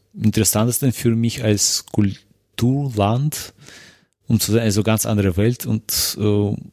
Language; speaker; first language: German; non-native, fluent; Russian